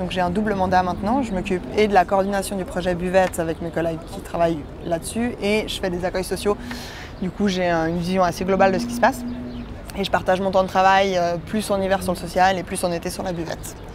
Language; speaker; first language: French; native; French